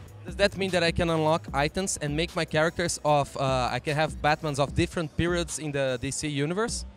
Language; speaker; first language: English; non-native, fluent; Portuguese